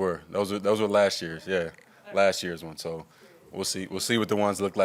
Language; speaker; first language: English; native; English